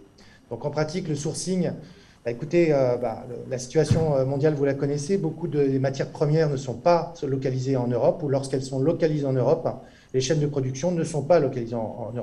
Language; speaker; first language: French; native; French